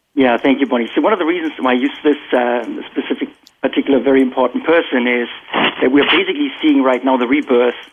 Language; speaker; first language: English; non-native, fluent; German